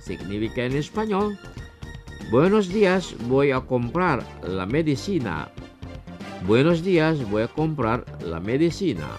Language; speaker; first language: Spanish; non-native, fluent; Indonesian